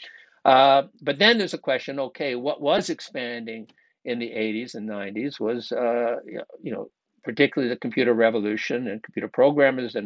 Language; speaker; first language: English; native; English